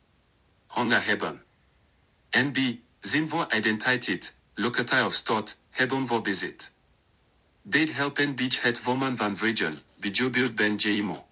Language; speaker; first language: Dutch; non-native, learner; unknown